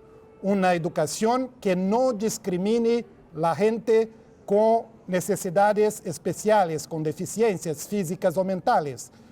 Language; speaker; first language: Spanish; non-native, fluent; Portuguese